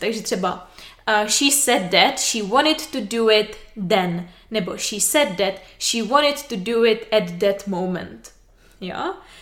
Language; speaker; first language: English; non-native, fluent; Czech